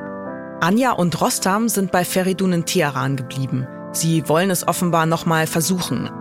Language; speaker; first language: German; native; German